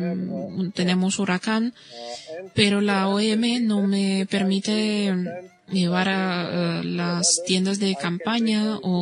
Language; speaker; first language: Spanish; non-native, fluent; Bosnian